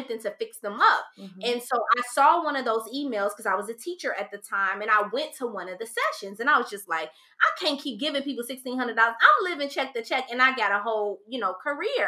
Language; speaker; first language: English; native; English